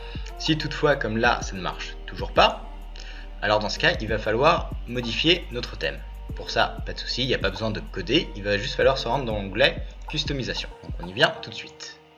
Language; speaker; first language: French; native; French